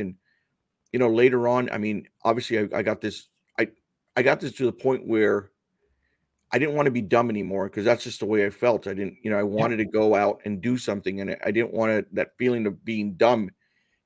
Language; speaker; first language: English; early bilingual, other home language; Spanish